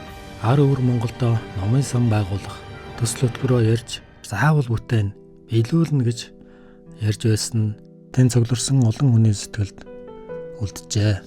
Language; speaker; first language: Mongolian; native; Mongolian